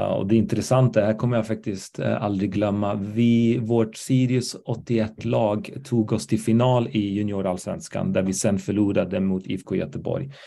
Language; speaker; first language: Swedish; early bilingual, other home language; Arabic